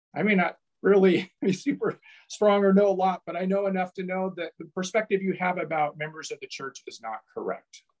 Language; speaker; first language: English; native; English